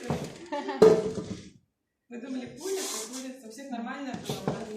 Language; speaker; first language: Russian; native; Russian